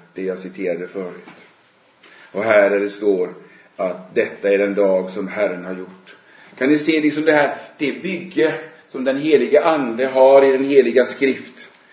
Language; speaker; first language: Swedish; native; Swedish